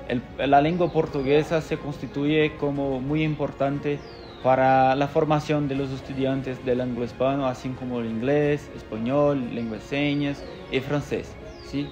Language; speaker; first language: Spanish; non-native, fluent; Portuguese